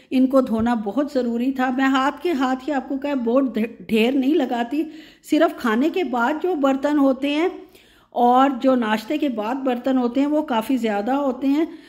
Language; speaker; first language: Hindi; native; Hindi